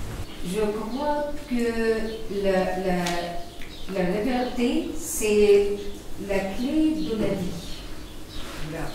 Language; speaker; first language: French; non-native, learner; Arabic